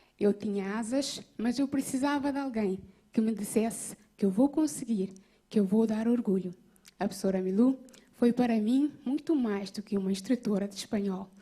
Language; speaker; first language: Portuguese; non-native, local second language; Kabuverdianu